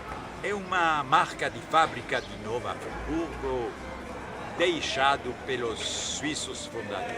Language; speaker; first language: Portuguese; non-native, fluent; French